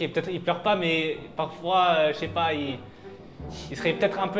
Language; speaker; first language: French; native; French